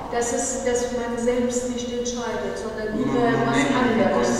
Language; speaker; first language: German; non-native, fluent; Persian